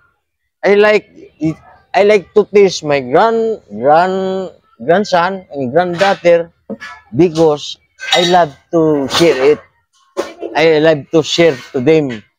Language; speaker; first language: English; non-native, learner; Filipino